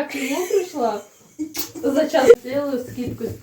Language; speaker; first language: Russian; early bilingual, other home language; Azerbaijani